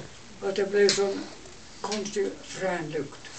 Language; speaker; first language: Swedish; non-native, local second language; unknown